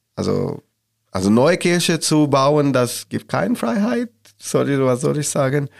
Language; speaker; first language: German; non-native, learner; Arabic